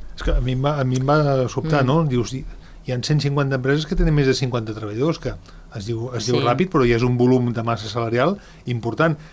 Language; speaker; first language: Catalan; native; Catalan